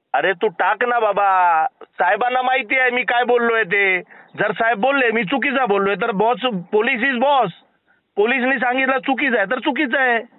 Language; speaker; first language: Marathi; non-native, local second language; Gujarati